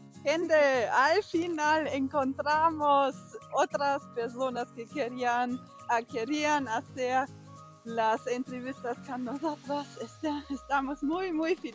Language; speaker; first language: Spanish; non-native, learner; German